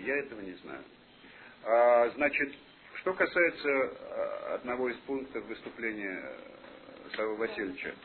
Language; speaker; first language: Russian; native; Russian